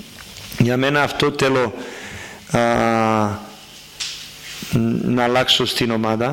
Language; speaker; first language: Greek; non-native, fluent; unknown